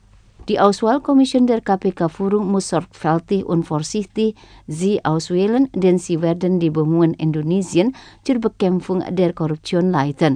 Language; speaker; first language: German; non-native, fluent; Indonesian